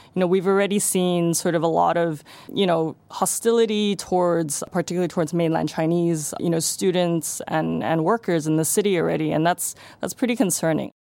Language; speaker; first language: English; non-native, local second language; Cantonese